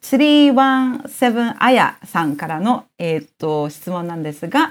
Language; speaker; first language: Japanese; early bilingual, heritage; Japanese